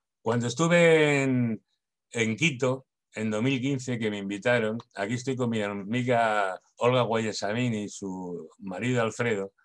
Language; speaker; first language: Spanish; native; Spanish